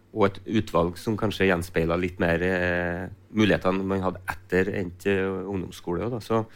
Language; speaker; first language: Norwegian; native; Norwegian